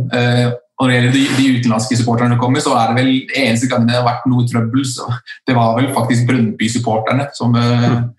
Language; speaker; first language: Norwegian; early bilingual, other home language; Icelandic